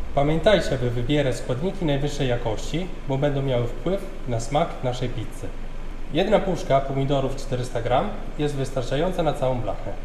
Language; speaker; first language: Polish; early bilingual, heritage; Italian